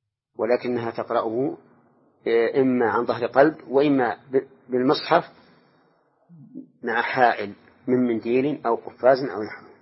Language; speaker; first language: Arabic; native; Arabic